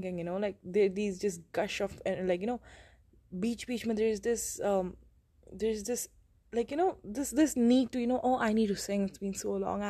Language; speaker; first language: English; non-native, local second language; Hindi